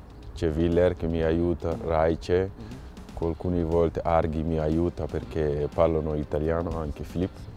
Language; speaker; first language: Italian; non-native, fluent; French